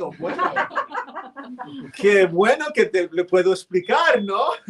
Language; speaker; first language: Spanish; early bilingual, heritage; English